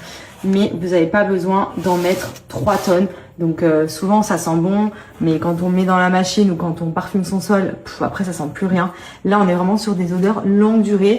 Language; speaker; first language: French; native; French